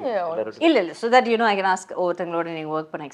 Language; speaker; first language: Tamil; native; Tamil